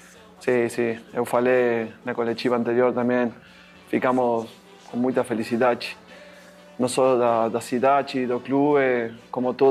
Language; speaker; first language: Portuguese; non-native, fluent; Spanish